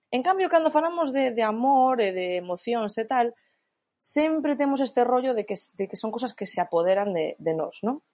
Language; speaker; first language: Galician; native; Galician